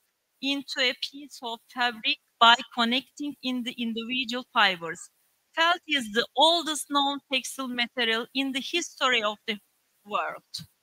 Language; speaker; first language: English; non-native, learner; Turkish